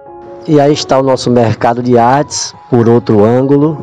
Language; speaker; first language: Portuguese; native; Portuguese